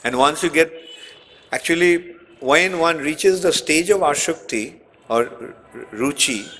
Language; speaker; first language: English; non-native, local second language; Bangla